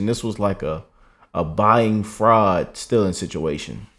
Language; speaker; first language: English; native; English